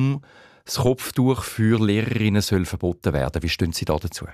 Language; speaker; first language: German; native; German